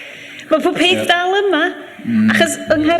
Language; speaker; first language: Welsh; native; Welsh